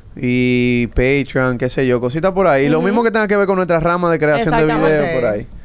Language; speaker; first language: Spanish; native; Spanish